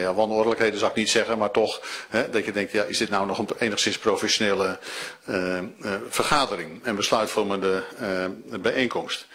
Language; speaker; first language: Dutch; native; Dutch